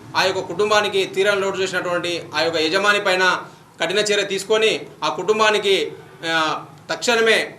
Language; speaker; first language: Telugu; native; Telugu